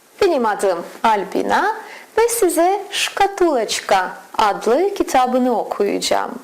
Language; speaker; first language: Turkish; non-native, fluent; Russian